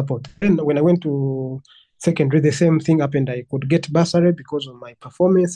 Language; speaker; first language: English; non-native, local second language; Ganda